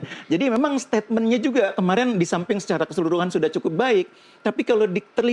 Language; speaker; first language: Indonesian; native; Indonesian